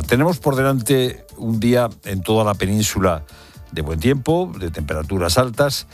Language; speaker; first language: Spanish; native; Spanish